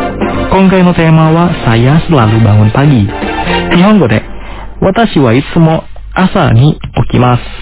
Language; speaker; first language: Japanese; non-native, fluent; Indonesian